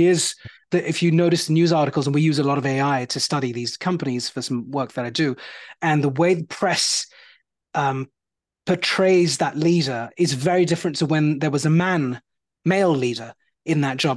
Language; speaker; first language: English; native; English